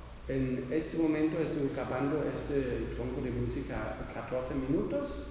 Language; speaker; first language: Spanish; non-native, learner; Dutch